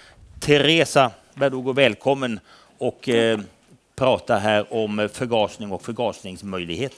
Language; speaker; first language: Swedish; native; Swedish